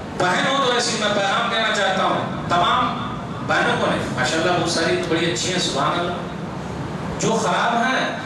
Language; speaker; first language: Urdu; non-native, local second language; Hindi